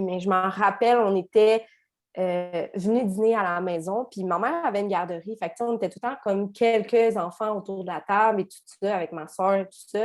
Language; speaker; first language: French; native; French